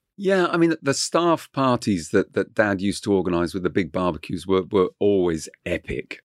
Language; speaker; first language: English; non-native, local second language; French